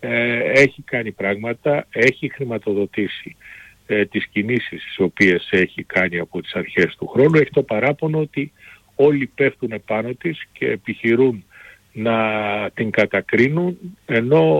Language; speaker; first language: Greek; native; Greek